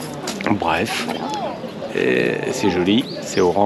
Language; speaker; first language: French; native; French